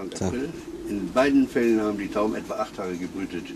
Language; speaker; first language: German; native; German